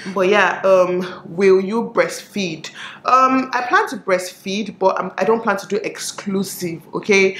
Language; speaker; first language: English; non-native, local second language; Igbo